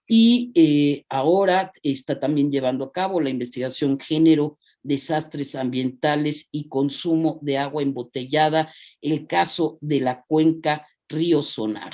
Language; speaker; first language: Spanish; native; Spanish